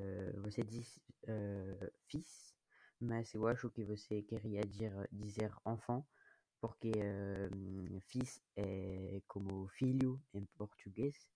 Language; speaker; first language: Portuguese; non-native, learner; French